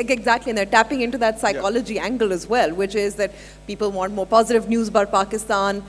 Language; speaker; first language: English; non-native, local second language; Urdu